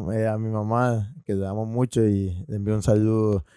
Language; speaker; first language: Spanish; native; Spanish